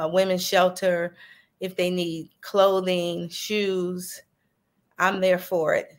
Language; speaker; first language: English; native; English